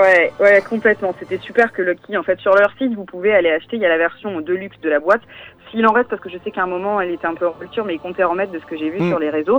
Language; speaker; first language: French; native; French